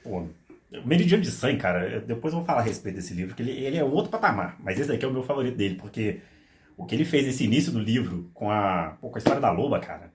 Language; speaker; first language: Portuguese; native; Portuguese